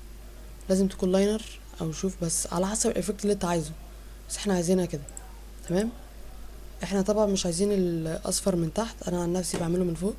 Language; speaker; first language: Arabic; native; Arabic